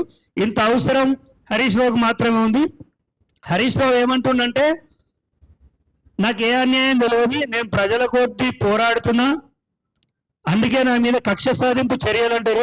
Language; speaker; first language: Telugu; native; Telugu